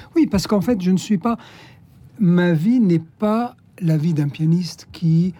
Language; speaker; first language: French; non-native, local second language; Arabic